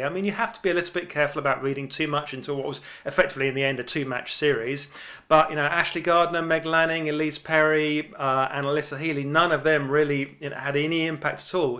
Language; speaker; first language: English; native; English